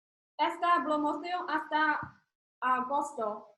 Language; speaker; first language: Spanish; non-native, learner; Chinese